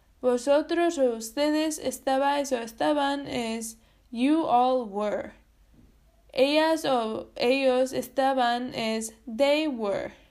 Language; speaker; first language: Spanish; non-native, learner; English